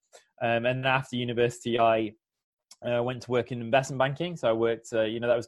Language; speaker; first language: English; native; English